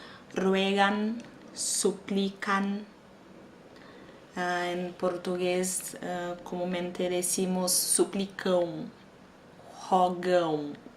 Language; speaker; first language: Spanish; non-native, fluent; Portuguese